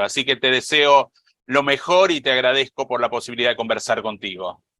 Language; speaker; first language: Spanish; native; Spanish